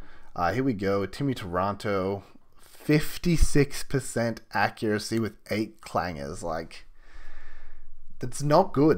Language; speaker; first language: English; native; English